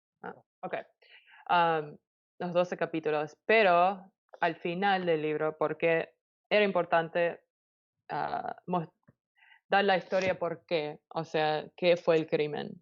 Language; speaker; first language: Spanish; early bilingual, heritage; Spanish